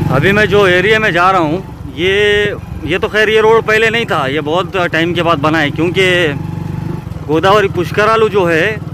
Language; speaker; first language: Hindi; non-native, local second language; Urdu